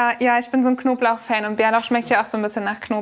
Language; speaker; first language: German; native; German